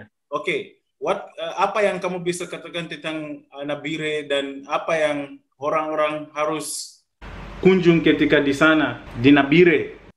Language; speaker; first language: Indonesian; non-native, fluent; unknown